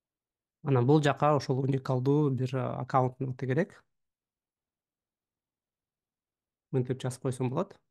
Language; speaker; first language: Kyrgyz; native; Kyrgyz